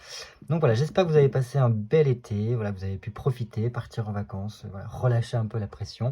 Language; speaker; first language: French; native; French